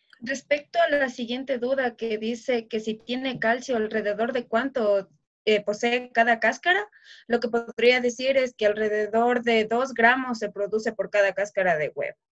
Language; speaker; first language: Spanish; native; Spanish